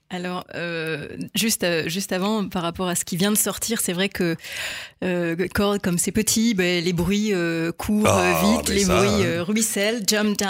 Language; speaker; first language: French; native; French